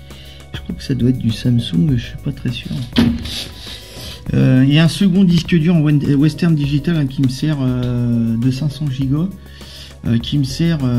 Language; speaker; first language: French; native; French